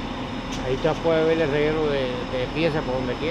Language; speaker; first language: Spanish; native; Spanish